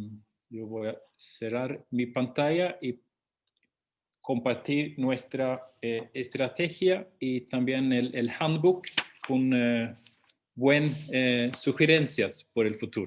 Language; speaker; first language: Spanish; non-native, fluent; Swedish